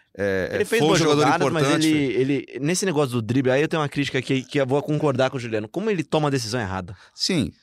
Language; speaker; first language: Portuguese; native; Portuguese